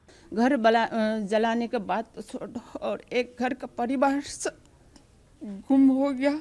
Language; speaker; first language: Hindi; non-native, local second language; Manipuri